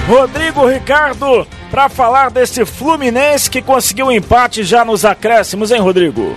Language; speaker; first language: Portuguese; native; Portuguese